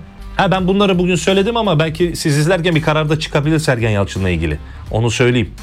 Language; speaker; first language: Turkish; native; Turkish